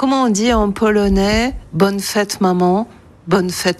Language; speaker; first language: French; native; French